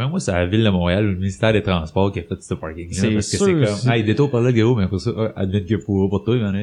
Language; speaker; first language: French; native; French